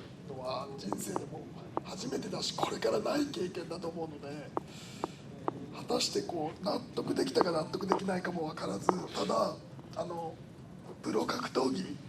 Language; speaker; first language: Japanese; native; Japanese